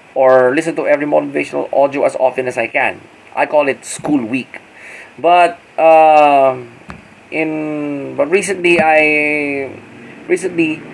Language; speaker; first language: English; non-native, local second language; Filipino